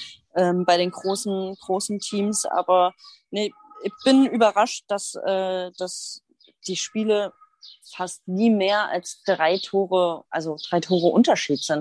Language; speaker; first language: German; native; German